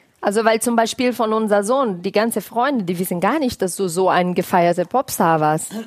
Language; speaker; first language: German; non-native, fluent; Portuguese